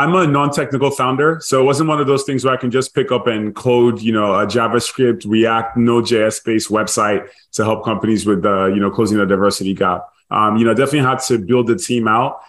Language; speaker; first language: English; non-native, local second language; Igbo